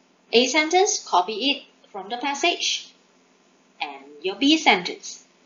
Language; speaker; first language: English; non-native, local second language; Chinese